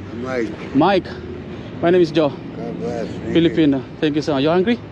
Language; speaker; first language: English; non-native, learner; Filipino